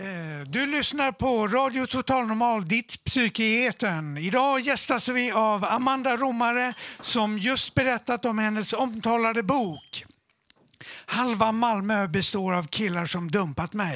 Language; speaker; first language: Swedish; native; Swedish